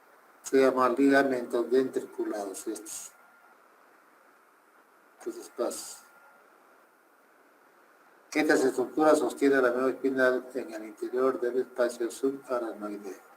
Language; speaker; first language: Spanish; native; Spanish